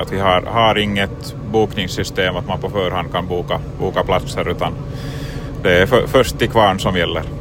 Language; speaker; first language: Swedish; native; Swedish